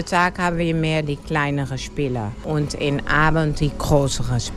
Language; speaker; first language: German; non-native, learner; Dutch